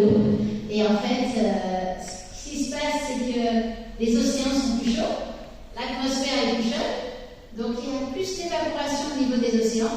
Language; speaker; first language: French; native; French